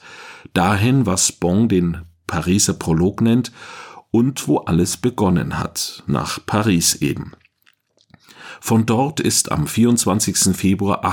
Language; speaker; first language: German; native; German